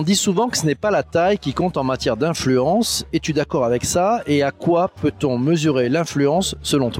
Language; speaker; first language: French; native; French